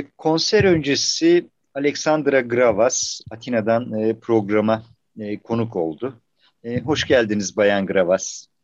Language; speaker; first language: Turkish; native; Turkish